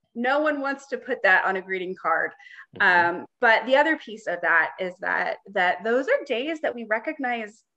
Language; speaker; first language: English; native; English